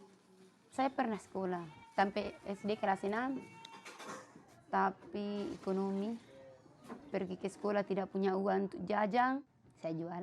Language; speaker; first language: Indonesian; non-native, local second language; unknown